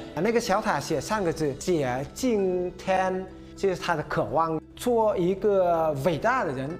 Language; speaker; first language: Chinese; non-native, fluent; Vietnamese